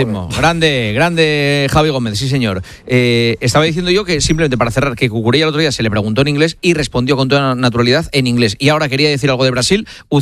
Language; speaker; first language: Spanish; native; Spanish